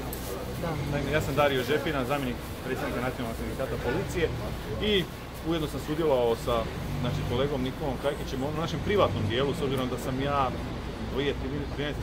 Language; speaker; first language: Croatian; native; Croatian